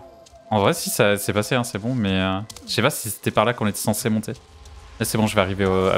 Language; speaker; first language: French; native; French